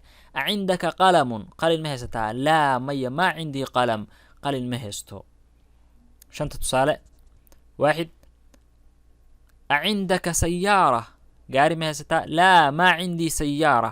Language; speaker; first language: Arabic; non-native, local second language; Somali